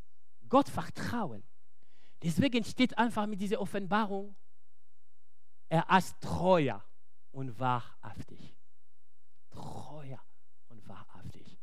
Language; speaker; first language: German; non-native, fluent; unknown